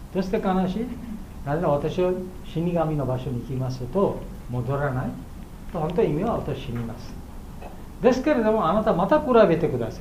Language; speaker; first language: Japanese; non-native, learner; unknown